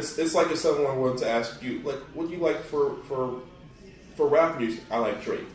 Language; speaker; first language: English; native; English